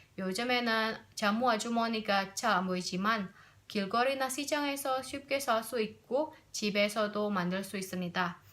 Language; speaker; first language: Korean; non-native, learner; Indonesian